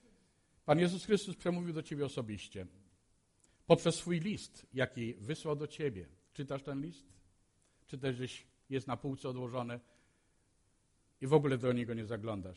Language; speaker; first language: Polish; native; Polish